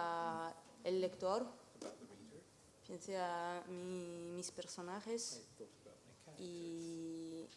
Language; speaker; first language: Spanish; non-native, learner; French